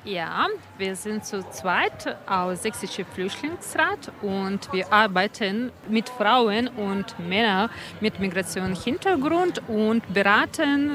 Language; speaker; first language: German; non-native, learner; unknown